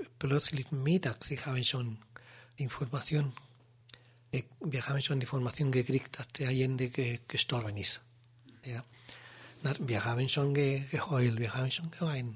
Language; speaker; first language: German; non-native, learner; Spanish